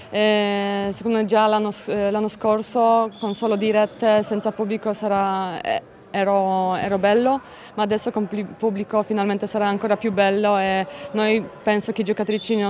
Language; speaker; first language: Italian; non-native, fluent; Polish